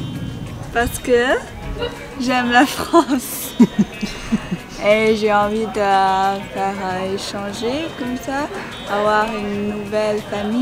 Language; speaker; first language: French; non-native, learner; Chinese